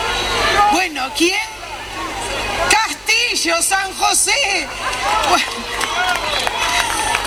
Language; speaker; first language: Spanish; native; Spanish